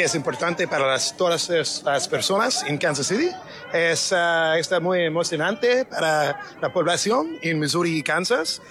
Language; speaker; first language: Spanish; non-native, learner; English